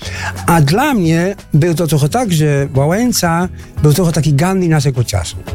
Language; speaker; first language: Polish; early bilingual, heritage; Polish